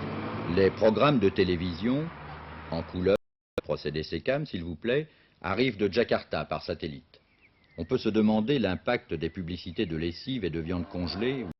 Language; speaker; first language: French; native; French